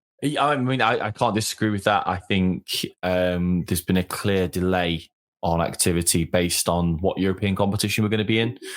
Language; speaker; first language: English; native; English